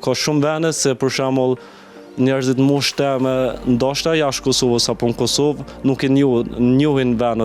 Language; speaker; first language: Albanian; early bilingual, heritage; Albanian